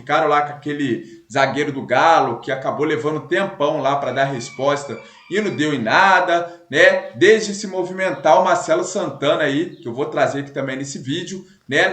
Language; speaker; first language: Portuguese; native; Portuguese